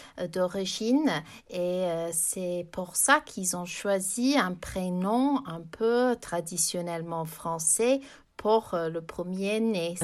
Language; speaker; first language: French; non-native, fluent; English